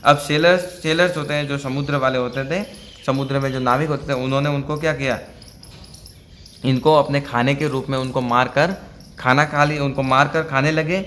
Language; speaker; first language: Hindi; native; Hindi